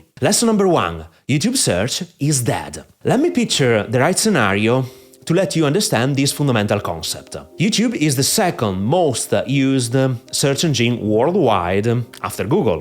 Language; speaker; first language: English; non-native, fluent; Italian